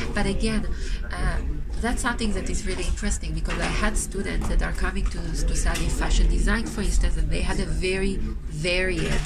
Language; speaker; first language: English; non-native, fluent; Hebrew